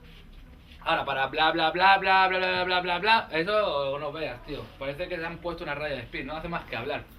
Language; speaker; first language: Spanish; native; Spanish